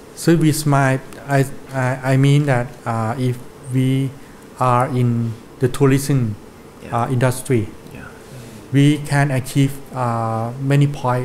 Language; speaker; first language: English; non-native, learner; Thai